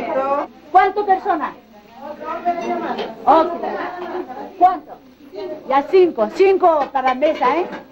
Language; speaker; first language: Spanish; non-native, learner; Korean